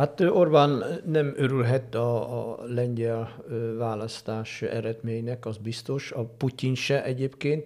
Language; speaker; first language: Hungarian; non-native, fluent; Dutch